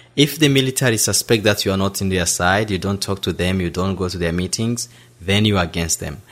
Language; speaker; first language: English; non-native, fluent; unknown